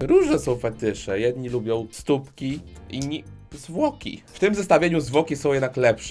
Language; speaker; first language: Polish; native; Polish